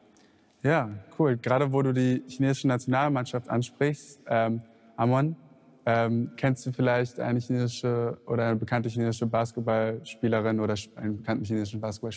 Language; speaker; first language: German; native; German